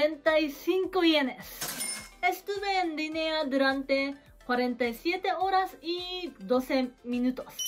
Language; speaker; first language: Spanish; non-native, learner; Japanese